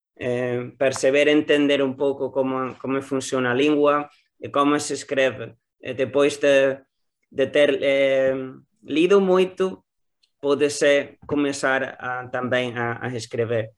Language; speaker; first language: Portuguese; non-native, learner; Spanish